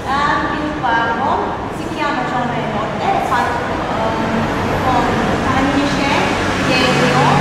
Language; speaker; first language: Italian; non-native, learner; German